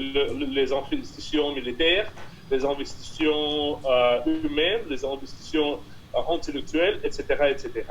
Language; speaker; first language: French; non-native, fluent; Russian